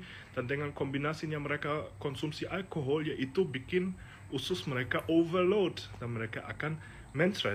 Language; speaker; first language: Indonesian; non-native, fluent; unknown